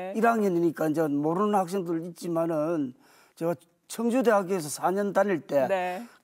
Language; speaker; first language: Korean; native; Korean